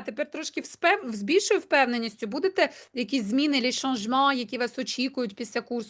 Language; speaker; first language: Ukrainian; native; Ukrainian